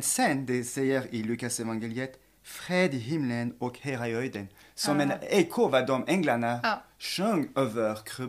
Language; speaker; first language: Swedish; non-native, fluent; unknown